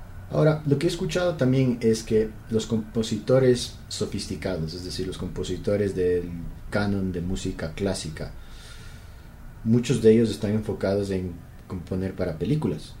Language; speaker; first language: Spanish; native; Spanish